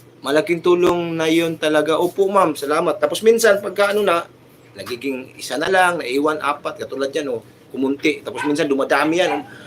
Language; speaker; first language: Filipino; non-native, local second language; Cebuano